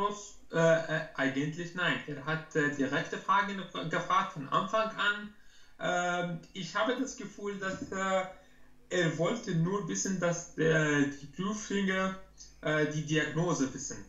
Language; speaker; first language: German; non-native, learner; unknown